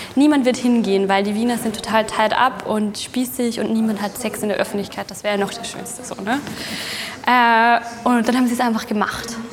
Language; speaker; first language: German; native; German